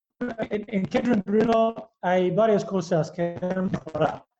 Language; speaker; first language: Spanish; early bilingual, heritage; Basque